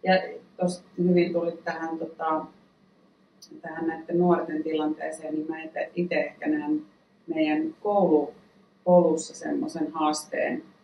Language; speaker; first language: Finnish; native; Finnish